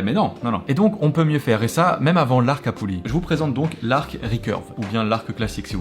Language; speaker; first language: French; native; French